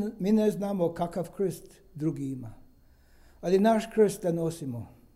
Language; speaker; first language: Serbian; non-native, fluent; Romanian